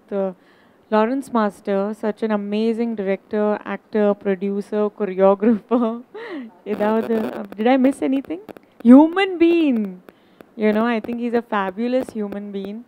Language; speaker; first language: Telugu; non-native, learner; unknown